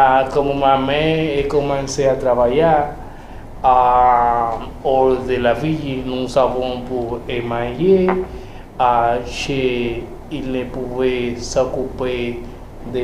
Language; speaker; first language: French; non-native, learner; Spanish